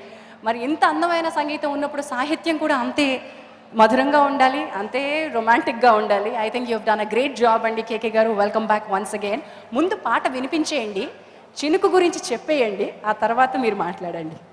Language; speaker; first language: Telugu; native; Telugu